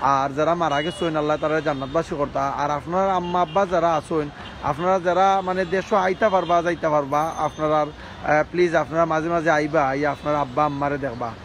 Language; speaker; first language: Bangla; native; Bangla